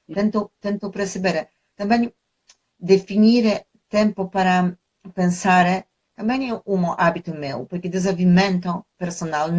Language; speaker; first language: Portuguese; non-native, fluent; Polish